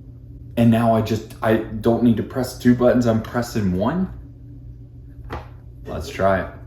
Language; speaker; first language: English; native; English